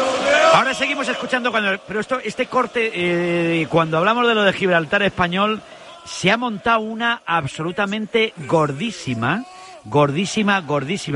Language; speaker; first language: Spanish; native; Spanish